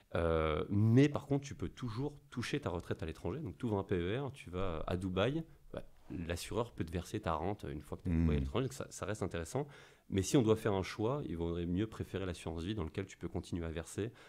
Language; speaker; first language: French; native; French